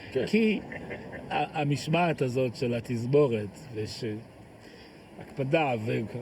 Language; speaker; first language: Hebrew; native; Hebrew